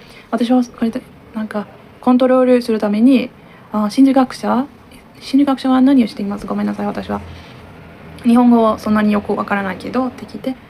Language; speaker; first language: Japanese; non-native, learner; Turkish